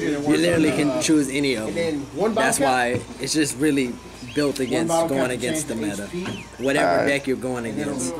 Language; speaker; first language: English; native; English